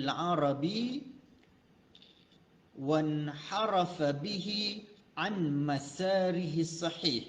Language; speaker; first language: Arabic; non-native, fluent; Malay